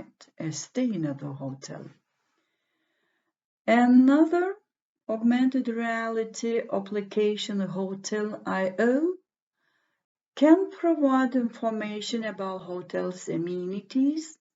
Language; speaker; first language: English; non-native, fluent; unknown